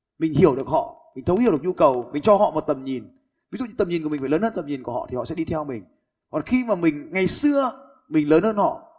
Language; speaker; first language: Vietnamese; native; Vietnamese